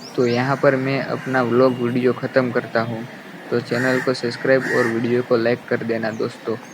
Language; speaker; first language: Hindi; non-native, local second language; Gujarati